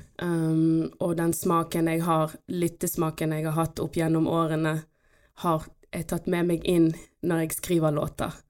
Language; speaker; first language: Norwegian; early bilingual, other home language; Portuguese